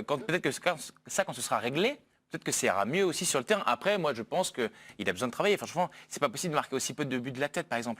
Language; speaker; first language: French; native; French